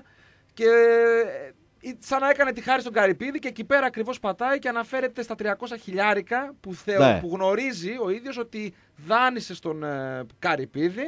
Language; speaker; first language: Greek; native; Greek